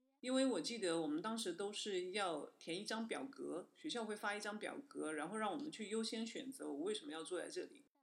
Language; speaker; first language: Chinese; native; Chinese